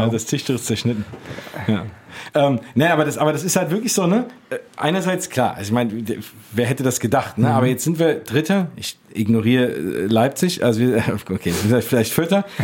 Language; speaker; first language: German; native; German